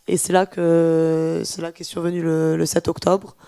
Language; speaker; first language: French; native; French